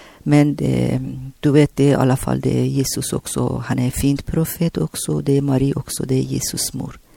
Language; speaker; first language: Swedish; non-native, learner; Persian